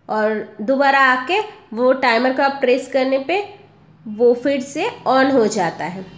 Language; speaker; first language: Hindi; non-native, local second language; Bangla